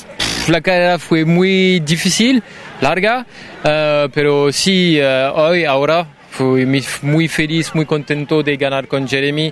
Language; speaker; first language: Spanish; non-native, learner; French